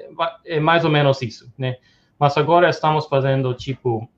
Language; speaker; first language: Portuguese; non-native, fluent; English